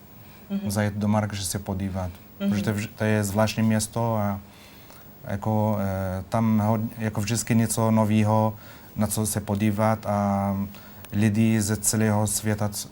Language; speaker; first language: Czech; non-native, fluent; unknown